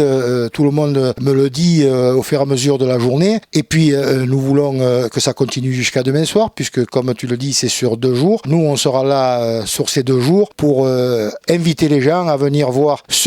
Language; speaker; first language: French; native; French